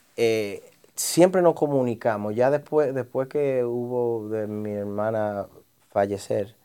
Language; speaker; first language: Spanish; early bilingual, heritage; Spanish